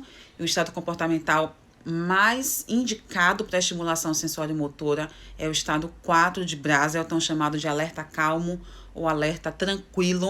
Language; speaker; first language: Portuguese; native; Portuguese